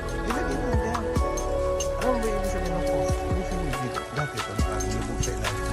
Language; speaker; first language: Filipino; native; Filipino